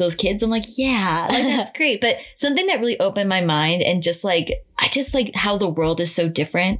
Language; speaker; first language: English; native; English